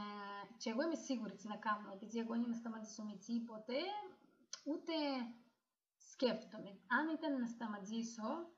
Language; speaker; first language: Greek; non-native, learner; Russian